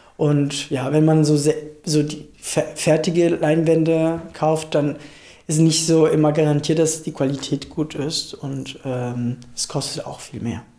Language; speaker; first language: German; non-native, fluent; Italian